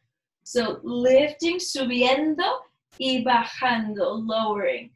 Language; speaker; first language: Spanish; non-native, learner; English